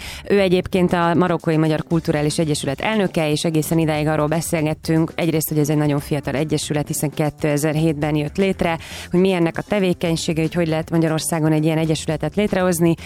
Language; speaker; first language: Hungarian; native; Hungarian